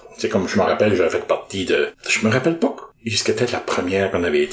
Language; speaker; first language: French; native; French